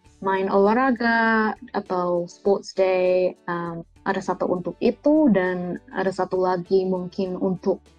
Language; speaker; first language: Indonesian; early bilingual, heritage; Indonesian